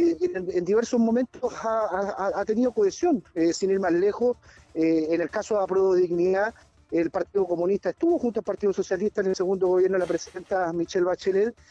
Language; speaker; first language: Spanish; native; Spanish